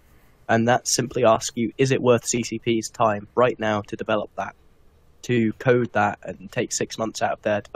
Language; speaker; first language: English; native; English